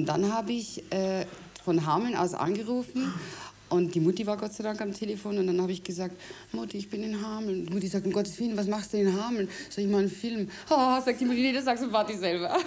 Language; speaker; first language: German; native; German